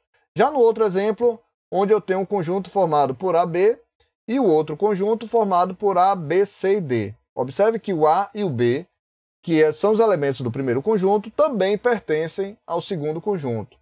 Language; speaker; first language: Portuguese; native; Portuguese